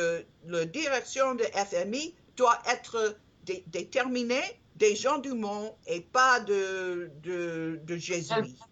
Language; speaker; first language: French; non-native, learner; English